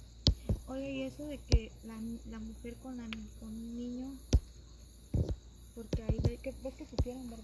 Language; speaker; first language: Spanish; native; Spanish